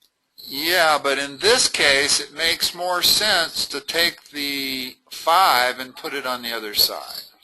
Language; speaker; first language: English; native; English